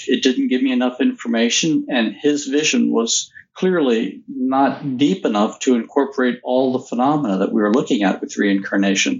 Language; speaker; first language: English; native; English